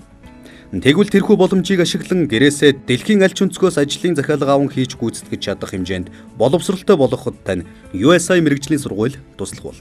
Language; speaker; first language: Mongolian; native; Mongolian